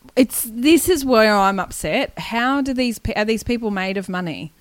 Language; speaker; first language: English; native; English